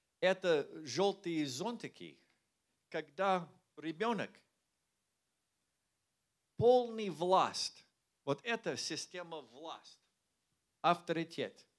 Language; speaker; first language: Russian; non-native, learner; English